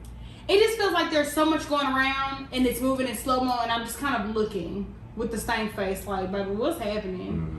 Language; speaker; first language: English; native; English